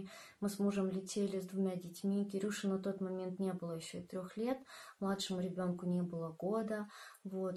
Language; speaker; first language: Russian; native; Russian